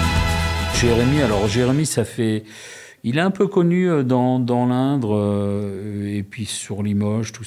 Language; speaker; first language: French; native; French